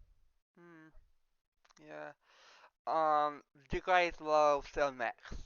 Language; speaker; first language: English; non-native, learner; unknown